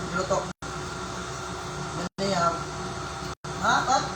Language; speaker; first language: English; non-native, learner; Cebuano